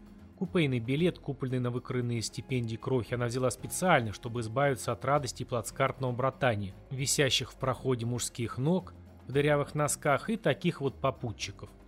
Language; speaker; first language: Russian; native; Russian